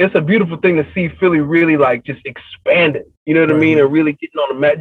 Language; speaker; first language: English; native; English